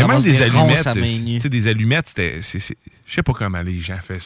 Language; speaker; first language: French; native; French